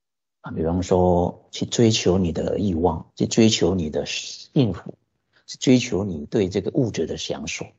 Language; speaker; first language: Chinese; native; Chinese